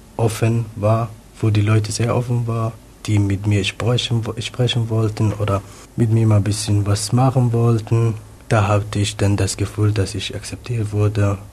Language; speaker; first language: German; non-native, fluent; Somali